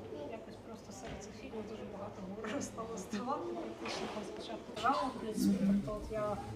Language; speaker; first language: Ukrainian; non-native, local second language; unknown